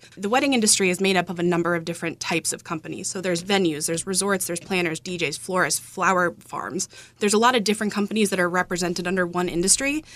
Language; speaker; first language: English; native; English